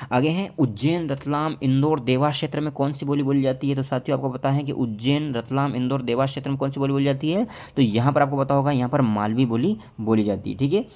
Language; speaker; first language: Hindi; native; Hindi